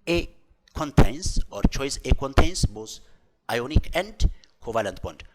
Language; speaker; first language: English; non-native, local second language; Amharic